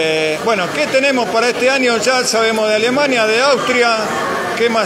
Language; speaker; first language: Spanish; native; Spanish